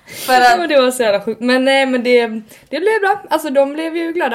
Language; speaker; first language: Swedish; native; Swedish